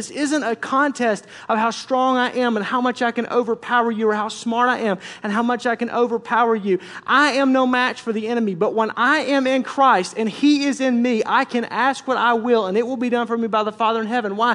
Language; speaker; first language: English; native; English